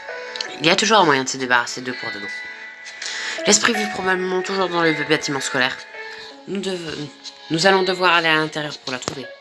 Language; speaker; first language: French; native; French